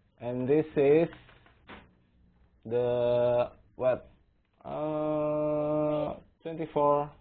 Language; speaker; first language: English; non-native, learner; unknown